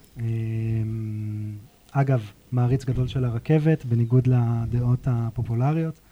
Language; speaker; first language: Hebrew; native; Hebrew